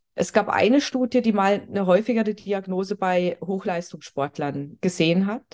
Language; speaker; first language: German; native; German